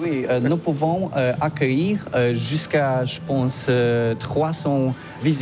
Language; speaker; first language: French; non-native, learner; Polish